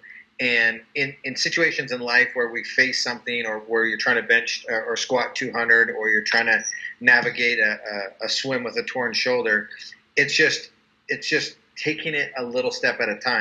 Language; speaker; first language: English; native; English